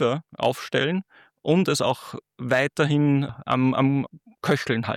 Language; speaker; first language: German; native; German